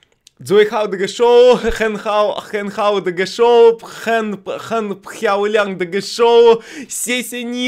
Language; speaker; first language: Chinese; non-native, learner; Russian